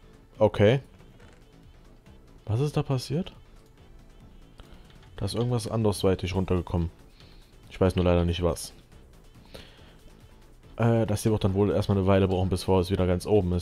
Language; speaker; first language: German; native; German